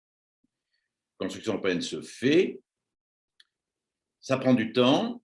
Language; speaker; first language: French; native; French